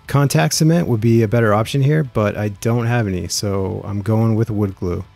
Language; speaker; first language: English; native; English